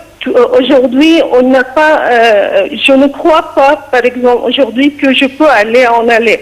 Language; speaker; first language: French; non-native, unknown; Arabic